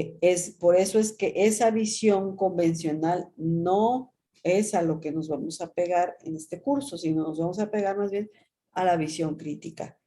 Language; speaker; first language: Spanish; native; Spanish